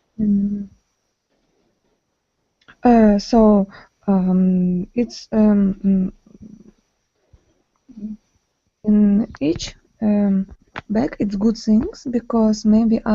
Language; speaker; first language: English; non-native, learner; Ukrainian